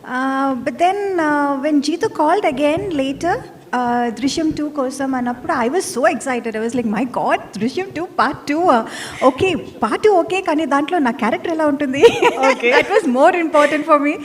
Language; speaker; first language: Telugu; non-native, fluent; Tamil